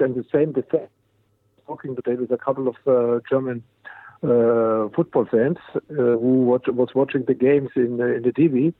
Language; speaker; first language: English; non-native, fluent; German